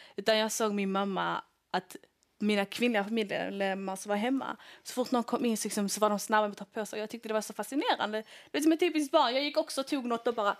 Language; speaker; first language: Swedish; early bilingual, other home language; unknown